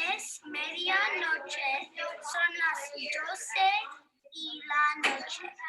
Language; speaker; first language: Spanish; non-native, learner; English